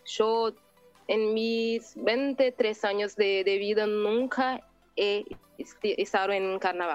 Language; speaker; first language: Spanish; non-native, learner; Portuguese